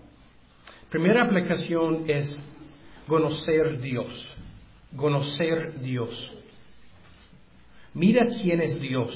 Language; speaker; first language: Spanish; non-native, learner; English